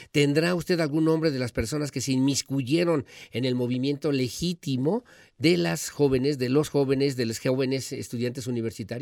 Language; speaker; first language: Spanish; native; Spanish